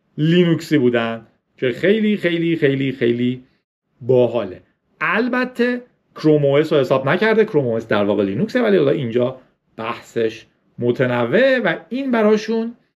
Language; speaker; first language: Persian; native; Persian